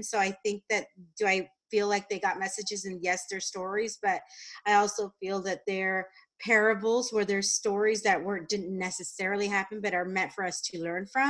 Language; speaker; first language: English; native; English